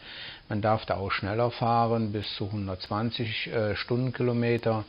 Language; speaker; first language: German; native; German